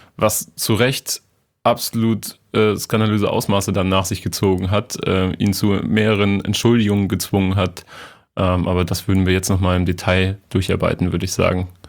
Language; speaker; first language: German; native; German